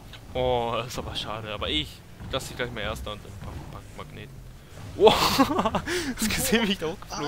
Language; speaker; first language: German; native; German